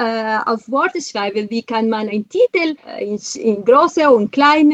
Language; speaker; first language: German; non-native, fluent; Spanish